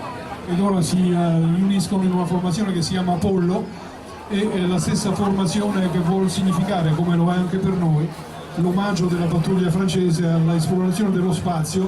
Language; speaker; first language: Italian; native; Italian